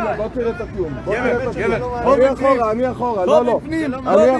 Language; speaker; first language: Hebrew; native; Hebrew